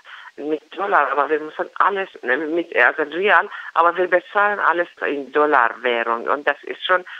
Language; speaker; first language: German; non-native, learner; Persian